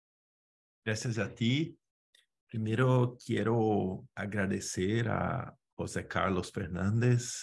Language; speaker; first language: Spanish; non-native, fluent; Portuguese